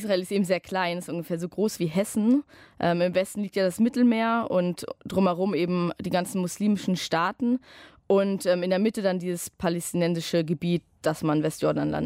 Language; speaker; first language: German; native; German